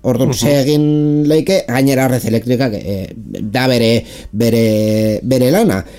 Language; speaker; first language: Basque; non-native, local second language; Spanish